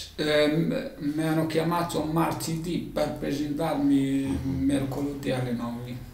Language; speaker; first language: Italian; non-native, learner; Arabic